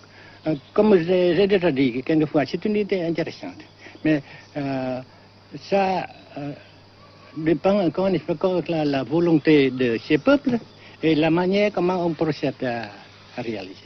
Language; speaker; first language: French; non-native, fluent; Vietnamese